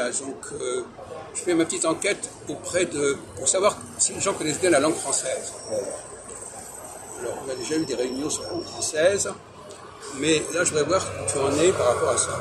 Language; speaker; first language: French; native; French